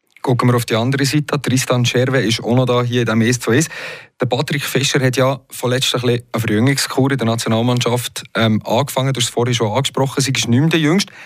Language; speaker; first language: German; native; German